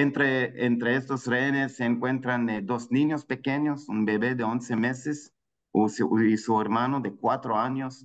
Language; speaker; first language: Spanish; non-native, fluent; Hebrew